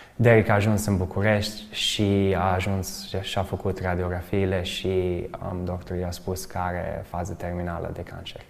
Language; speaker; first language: Romanian; early bilingual, other home language; English